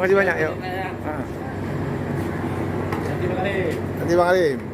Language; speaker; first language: Indonesian; native; Indonesian